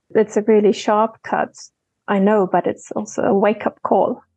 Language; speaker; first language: English; non-native, fluent; German